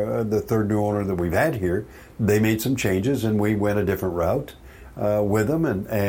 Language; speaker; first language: English; native; English